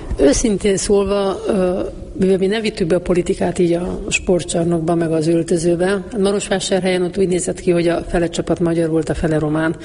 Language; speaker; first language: Hungarian; native; Hungarian